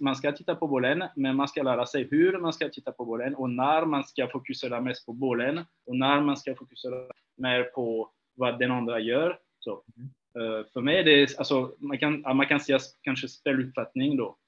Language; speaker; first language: Swedish; non-native, fluent; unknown